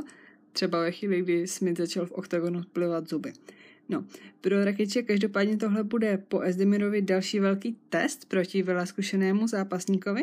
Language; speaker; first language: Czech; native; Czech